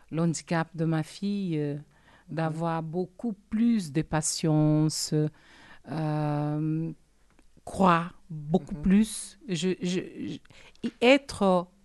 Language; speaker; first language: French; non-native, fluent; Portuguese